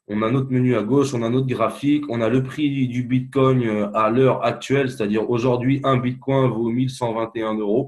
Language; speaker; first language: French; native; French